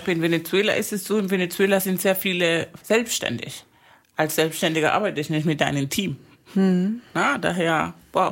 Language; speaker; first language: German; non-native, fluent; Spanish